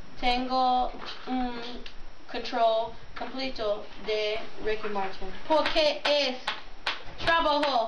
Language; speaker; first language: Spanish; non-native, learner; English